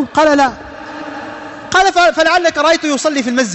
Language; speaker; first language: Arabic; native; Arabic